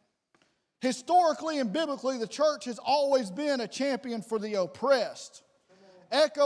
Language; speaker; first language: English; native; English